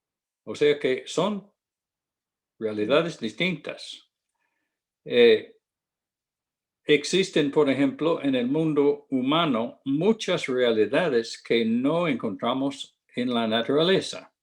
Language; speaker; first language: Spanish; non-native, fluent; English